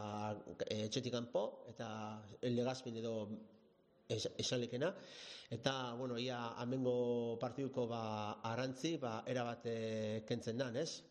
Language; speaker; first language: Basque; native; Basque